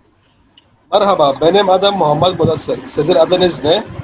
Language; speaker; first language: Turkish; non-native, learner; Urdu